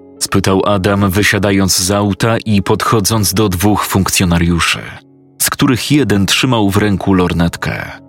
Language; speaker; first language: Polish; native; Polish